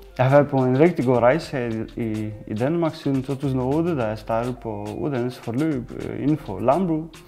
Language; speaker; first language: Danish; non-native, fluent; Romanian